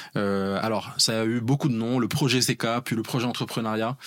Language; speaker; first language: French; non-native, local second language; Arabic